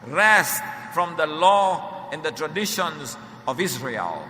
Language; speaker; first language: English; non-native, local second language; Filipino